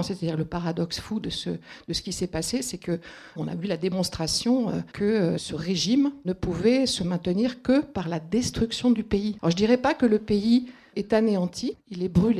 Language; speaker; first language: French; native; French